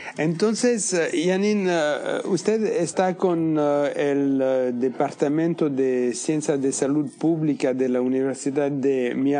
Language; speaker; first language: Spanish; non-native, fluent; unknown